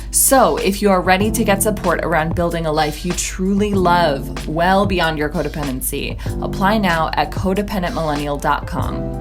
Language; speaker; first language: English; native; English